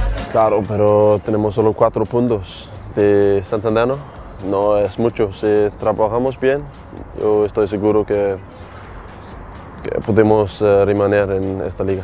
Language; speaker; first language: Spanish; non-native, learner; Danish